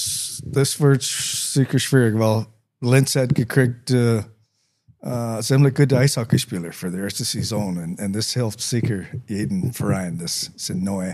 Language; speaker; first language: German; non-native, learner; English